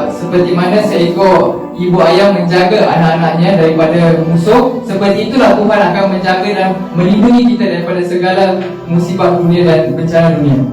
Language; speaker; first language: Malay; non-native, local second language; Tamil